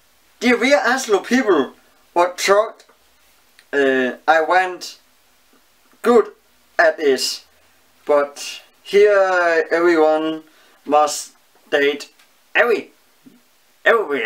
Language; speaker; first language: English; non-native, learner; Danish